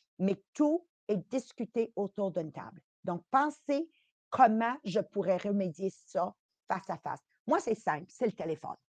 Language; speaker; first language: French; early bilingual, other home language; Italian